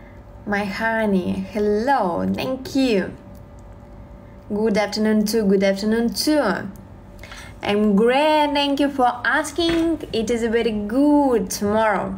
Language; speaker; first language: English; non-native, learner; Russian